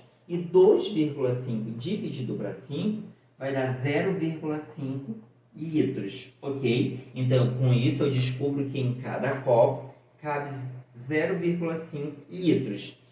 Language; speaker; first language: Portuguese; native; Portuguese